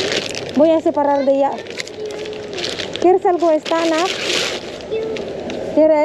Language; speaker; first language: Spanish; non-native, learner; Filipino